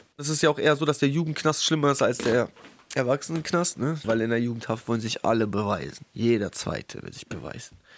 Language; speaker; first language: German; early bilingual, other home language; Russian